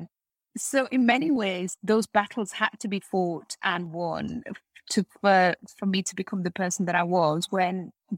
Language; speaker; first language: English; native; English